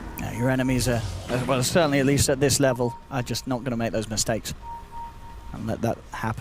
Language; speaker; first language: English; native; English